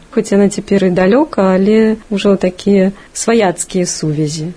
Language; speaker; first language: Belarusian; non-native, local second language; Russian